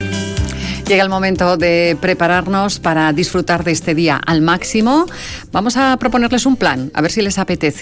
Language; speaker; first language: Spanish; native; Spanish